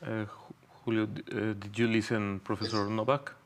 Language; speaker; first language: English; non-native, fluent; Spanish